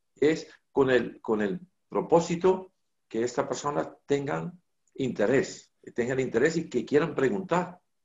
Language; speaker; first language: Spanish; non-native, fluent; Dutch